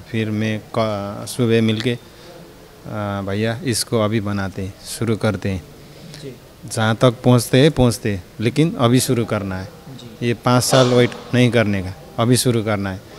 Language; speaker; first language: Hindi; non-native, learner; Nepali